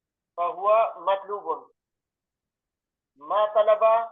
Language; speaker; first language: Arabic; non-native, learner; Urdu